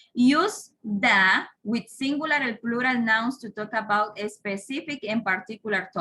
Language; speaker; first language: English; non-native, fluent; Spanish